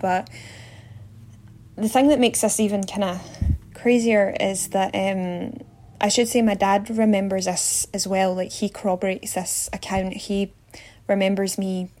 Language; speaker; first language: English; native; English